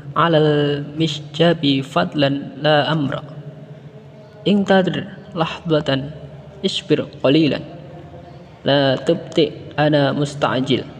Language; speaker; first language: Arabic; non-native, learner; Indonesian